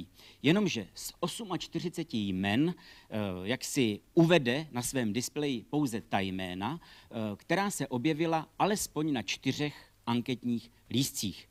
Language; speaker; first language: Czech; native; Czech